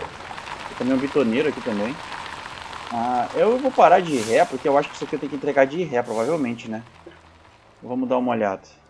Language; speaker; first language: Portuguese; native; Portuguese